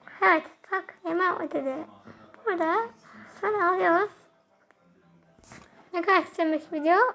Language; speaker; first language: Turkish; early bilingual, heritage; Turkish